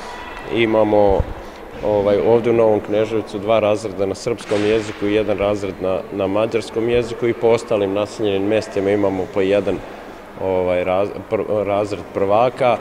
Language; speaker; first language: Croatian; native; Croatian